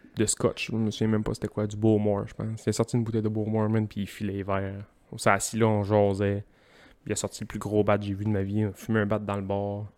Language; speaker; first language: French; native; French